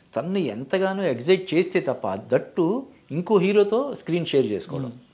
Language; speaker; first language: Telugu; native; Telugu